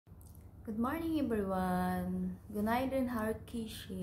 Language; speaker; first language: English; non-native, learner; Filipino